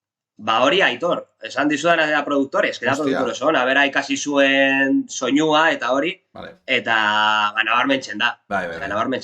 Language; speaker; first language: Basque; non-native, local second language; Spanish